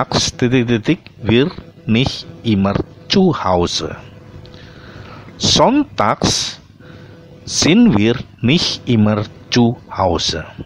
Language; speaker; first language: German; non-native, fluent; Indonesian